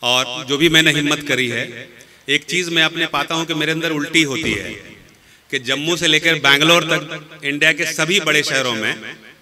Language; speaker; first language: Urdu; native; Urdu